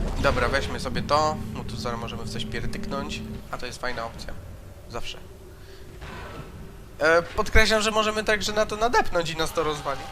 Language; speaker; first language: Polish; native; Polish